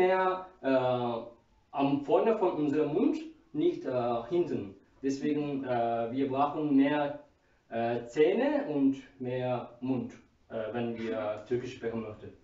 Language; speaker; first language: German; non-native, learner; Turkish